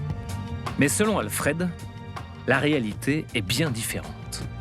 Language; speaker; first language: French; native; French